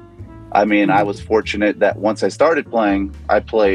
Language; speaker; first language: English; native; English